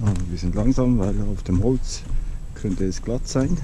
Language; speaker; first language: German; native; German